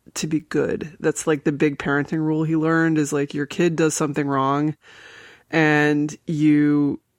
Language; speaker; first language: English; native; English